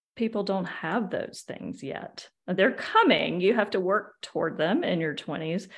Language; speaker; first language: English; native; English